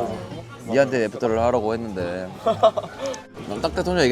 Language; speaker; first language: Korean; native; Korean